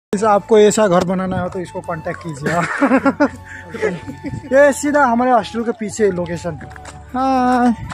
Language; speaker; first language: Hindi; non-native, local second language; Nepali